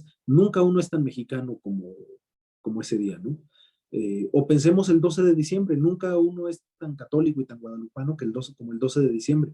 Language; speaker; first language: Spanish; native; Spanish